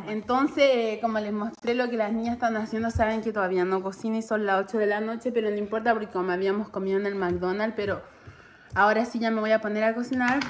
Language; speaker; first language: Spanish; native; Spanish